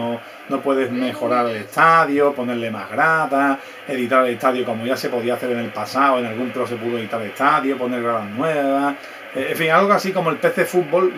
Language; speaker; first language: Spanish; native; Spanish